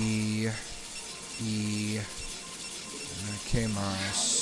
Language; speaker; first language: Spanish; non-native, learner; English